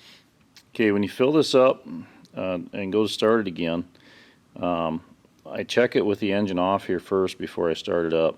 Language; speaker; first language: English; native; English